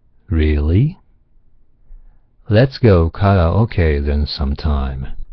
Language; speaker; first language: English; non-native, fluent; Japanese